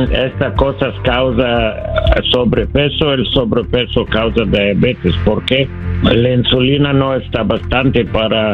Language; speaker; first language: Spanish; non-native, learner; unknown